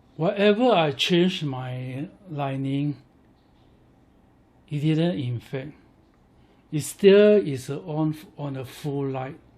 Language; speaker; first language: English; non-native, learner; Chinese